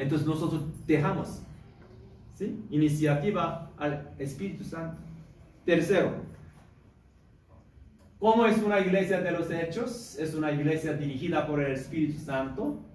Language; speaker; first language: Spanish; non-native, learner; Korean